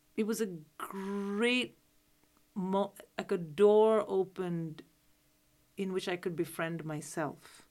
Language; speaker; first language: English; non-native, local second language; Hindi